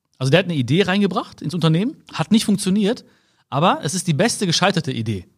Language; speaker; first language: German; native; German